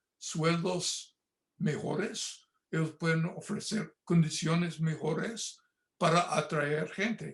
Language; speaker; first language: Spanish; non-native, fluent; English